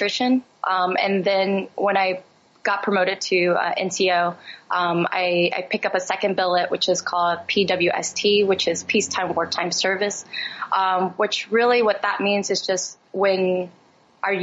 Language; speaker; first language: English; native; English